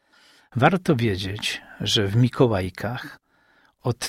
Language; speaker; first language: Polish; native; Polish